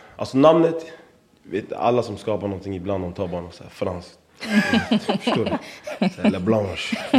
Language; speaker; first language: Swedish; early bilingual, other home language; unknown